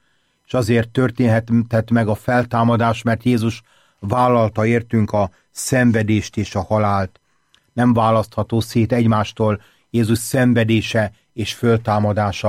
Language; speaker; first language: Hungarian; native; Hungarian